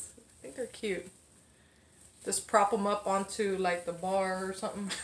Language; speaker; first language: English; native; English